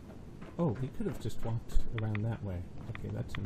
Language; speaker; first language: English; native; English